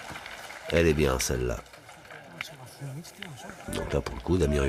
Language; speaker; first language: French; native; French